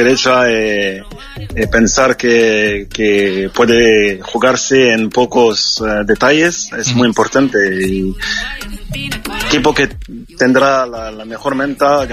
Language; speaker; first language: Spanish; non-native, fluent; French